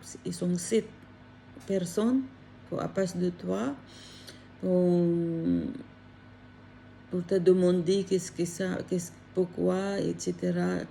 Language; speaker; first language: French; non-native, learner; Filipino